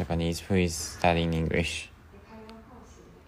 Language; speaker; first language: English; non-native, learner; Japanese